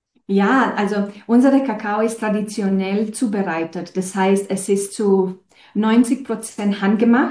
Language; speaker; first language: German; non-native, fluent; Romanian